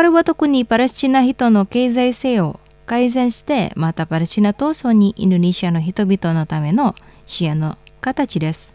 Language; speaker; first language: Japanese; non-native, fluent; Indonesian